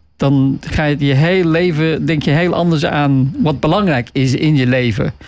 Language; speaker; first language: Dutch; non-native, fluent; English